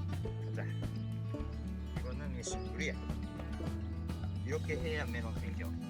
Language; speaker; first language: Korean; non-native, learner; Japanese